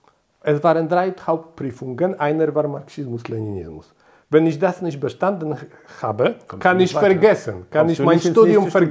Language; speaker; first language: German; non-native, fluent; Polish